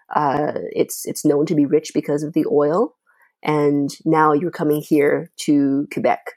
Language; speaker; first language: English; non-native, fluent; Chinese